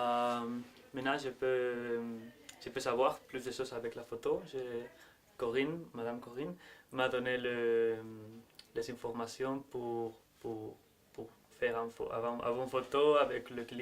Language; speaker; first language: French; non-native, learner; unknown